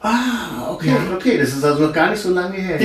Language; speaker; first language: German; native; German